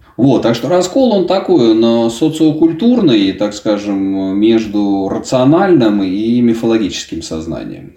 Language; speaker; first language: Russian; native; Russian